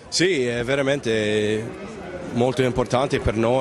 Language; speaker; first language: Italian; non-native, learner; Spanish